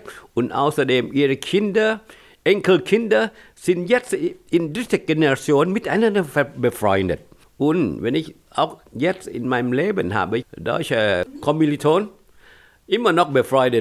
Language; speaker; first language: German; non-native, fluent; Thai